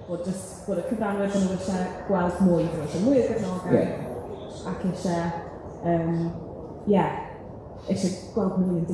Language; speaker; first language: Welsh; native; Welsh